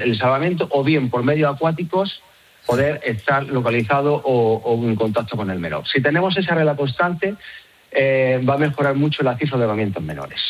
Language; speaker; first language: Spanish; native; Spanish